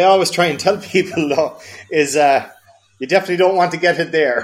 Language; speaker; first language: English; native; English